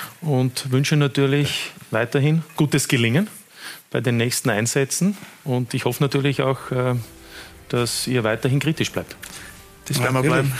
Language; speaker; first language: German; native; German